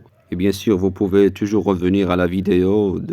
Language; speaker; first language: French; non-native, local second language; Arabic